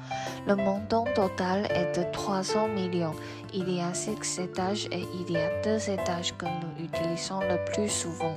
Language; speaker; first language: French; non-native, learner; Chinese